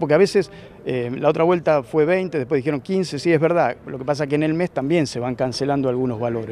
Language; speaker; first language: Spanish; native; Spanish